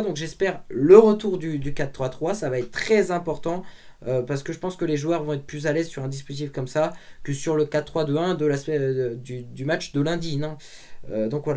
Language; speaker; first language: French; native; French